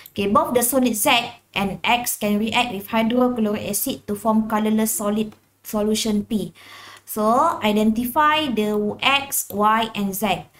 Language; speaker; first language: English; non-native, local second language; Malay